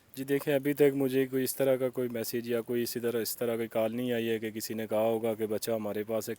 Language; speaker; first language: Urdu; non-native, local second language; Pahari-Potwari